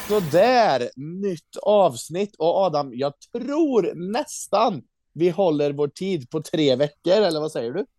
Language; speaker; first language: Swedish; native; Swedish